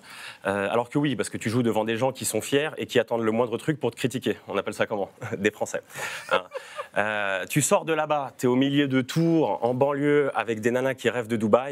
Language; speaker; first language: French; native; French